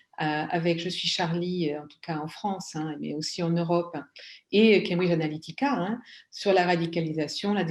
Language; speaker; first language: French; native; French